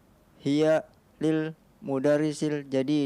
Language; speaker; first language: Arabic; non-native, learner; Indonesian